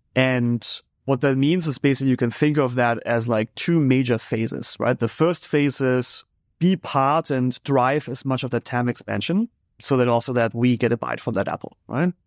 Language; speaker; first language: English; non-native, fluent; German